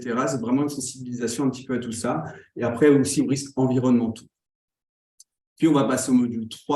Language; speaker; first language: French; native; French